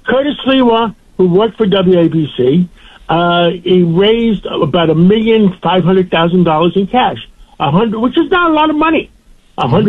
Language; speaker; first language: English; non-native, local second language; Greek